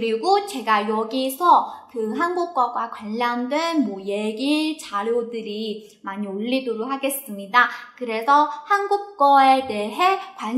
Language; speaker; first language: Korean; non-native, fluent; Chinese